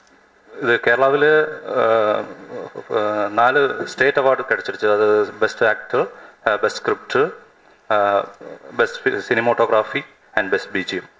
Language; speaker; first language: Tamil; non-native, learner; Malayalam